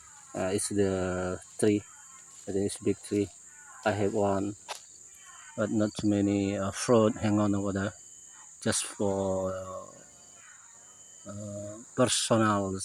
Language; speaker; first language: English; non-native, learner; Indonesian